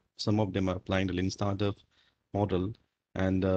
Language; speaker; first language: English; non-native, local second language; Manipuri